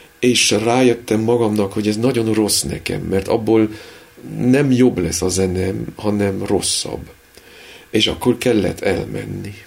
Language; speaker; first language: Hungarian; early bilingual, heritage; Hungarian